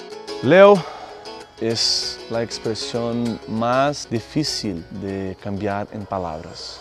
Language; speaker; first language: Spanish; non-native, learner; Portuguese